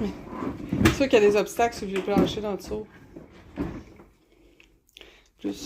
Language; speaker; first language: French; native; French